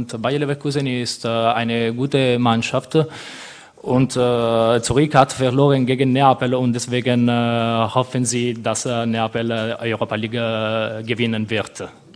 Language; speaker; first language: German; non-native, fluent; Italian